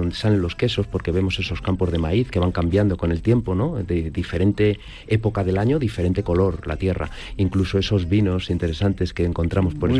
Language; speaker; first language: Spanish; native; Spanish